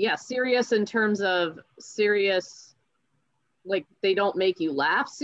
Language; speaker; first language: English; native; English